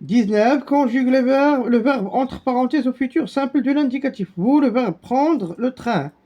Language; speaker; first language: French; non-native, local second language; Arabic